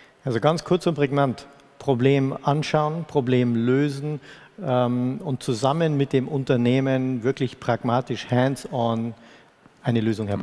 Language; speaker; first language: German; native; German